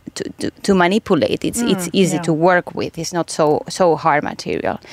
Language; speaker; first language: English; non-native, fluent; Spanish